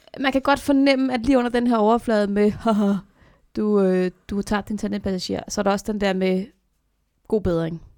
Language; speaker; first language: Danish; native; Danish